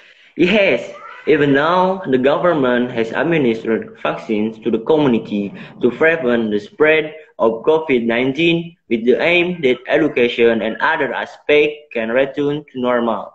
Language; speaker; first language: English; non-native, learner; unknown